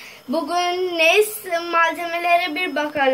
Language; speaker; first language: Turkish; non-native, learner; Urdu